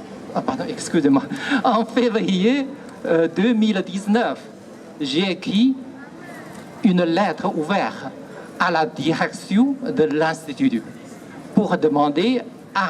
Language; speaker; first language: French; non-native, fluent; Chinese